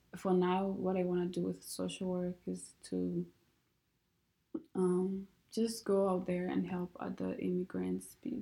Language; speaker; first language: English; non-native, local second language; Kinyarwanda